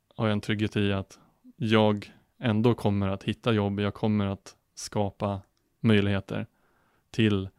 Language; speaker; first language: Swedish; native; Swedish